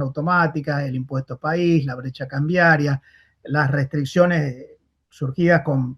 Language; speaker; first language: Spanish; native; Spanish